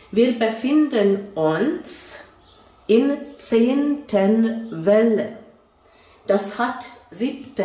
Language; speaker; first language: German; non-native, fluent; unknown